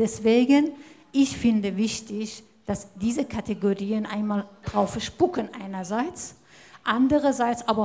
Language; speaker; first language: German; non-native, fluent; Persian